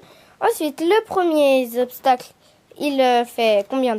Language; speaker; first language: French; native; French